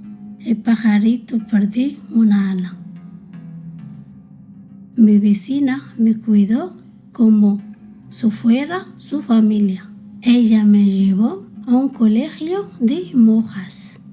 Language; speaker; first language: Spanish; early bilingual, other home language; Arabic